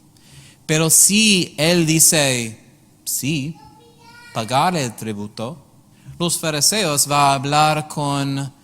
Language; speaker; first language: Spanish; non-native, learner; English